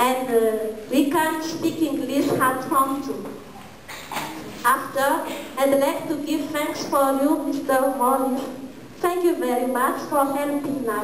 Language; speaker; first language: English; non-native, learner; Malagasy